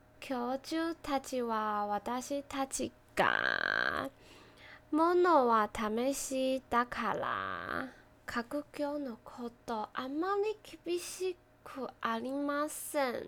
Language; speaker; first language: Japanese; non-native, learner; Chinese